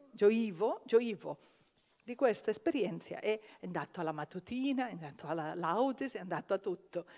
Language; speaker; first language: Italian; non-native, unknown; Catalan